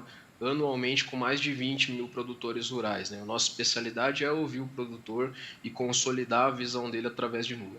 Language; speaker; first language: Portuguese; native; Portuguese